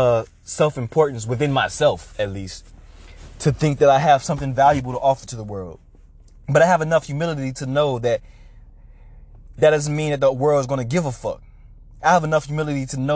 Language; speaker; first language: English; native; English